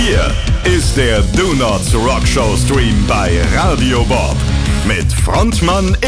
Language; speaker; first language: German; native; German